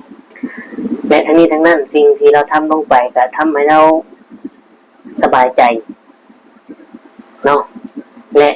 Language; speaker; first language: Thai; non-native, local second language; Lao